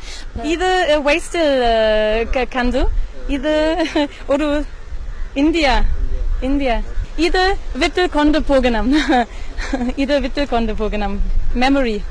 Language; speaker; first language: Malayalam; non-native, learner; German